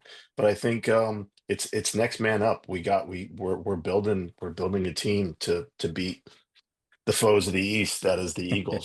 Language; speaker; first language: English; native; English